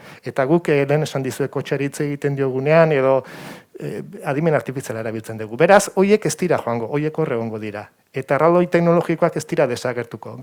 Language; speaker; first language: Basque; native; Basque